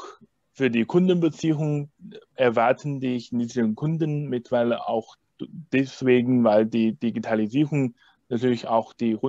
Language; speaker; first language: German; non-native, fluent; Chinese